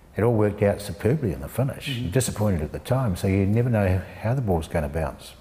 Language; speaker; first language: English; native; English